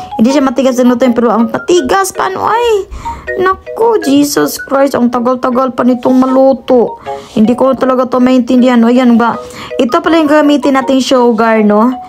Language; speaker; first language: Filipino; non-native, local second language; Cebuano